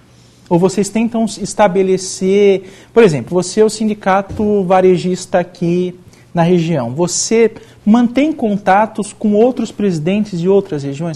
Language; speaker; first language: Portuguese; native; Portuguese